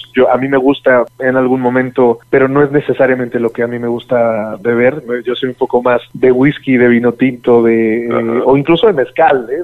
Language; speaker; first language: Spanish; native; Spanish